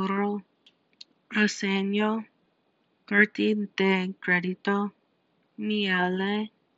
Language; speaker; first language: Italian; non-native, learner; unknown